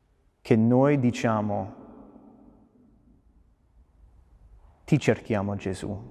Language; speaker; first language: Italian; non-native, fluent; English